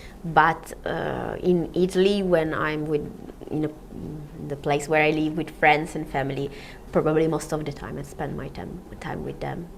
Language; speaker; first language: English; non-native, fluent; Italian